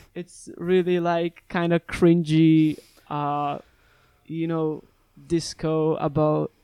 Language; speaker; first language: English; non-native, fluent; Polish